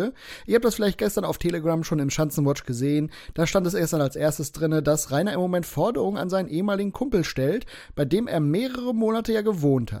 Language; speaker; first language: German; native; German